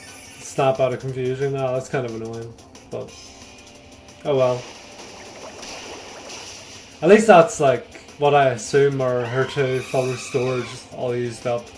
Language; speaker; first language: English; native; English